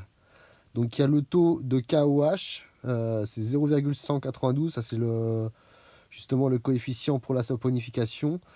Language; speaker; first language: French; native; French